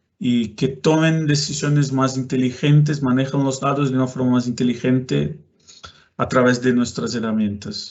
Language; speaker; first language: Spanish; non-native, fluent; Portuguese